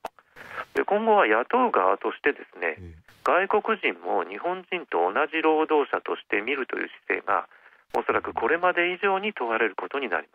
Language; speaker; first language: Japanese; native; Japanese